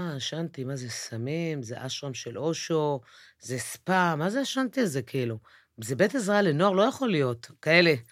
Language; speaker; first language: Hebrew; early bilingual, other home language; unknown